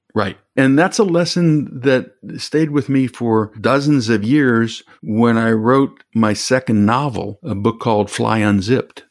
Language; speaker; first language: English; native; English